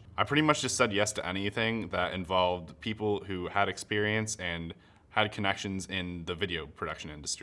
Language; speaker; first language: English; native; English